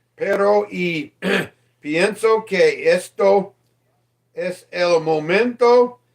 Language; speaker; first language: Spanish; non-native, learner; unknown